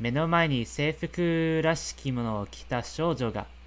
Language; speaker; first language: Japanese; non-native, fluent; English